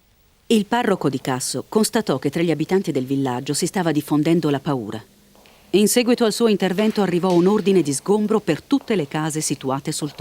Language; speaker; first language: Italian; native; Italian